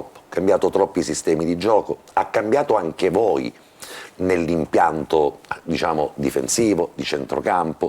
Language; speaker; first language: Italian; native; Italian